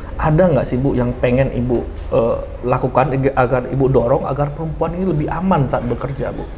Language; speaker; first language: Indonesian; native; Indonesian